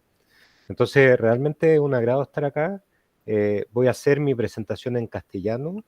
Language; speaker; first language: Spanish; native; Spanish